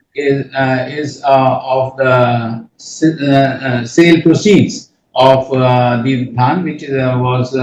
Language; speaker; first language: English; non-native, local second language; Hindi